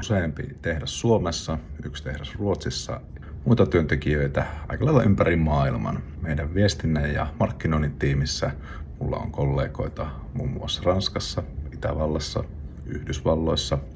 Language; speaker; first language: Finnish; native; Finnish